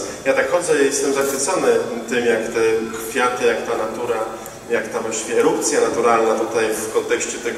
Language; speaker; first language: Polish; native; Polish